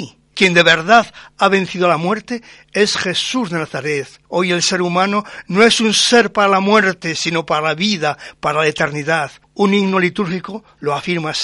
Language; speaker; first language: Spanish; native; Spanish